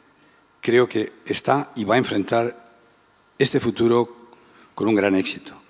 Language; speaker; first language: Spanish; native; Spanish